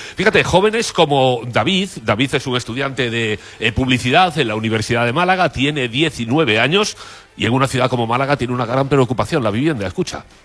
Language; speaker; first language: Spanish; native; Spanish